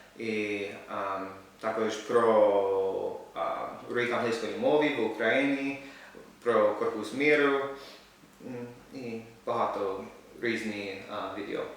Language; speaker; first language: Ukrainian; non-native, learner; English